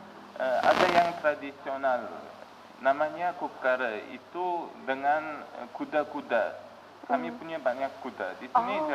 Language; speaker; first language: Indonesian; non-native, learner; Uzbek